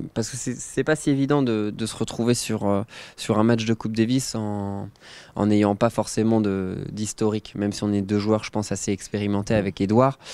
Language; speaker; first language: French; native; French